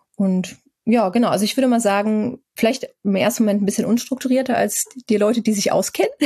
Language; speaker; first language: German; native; German